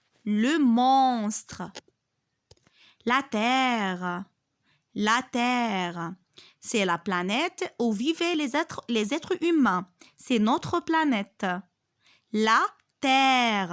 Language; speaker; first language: French; non-native, local second language; Arabic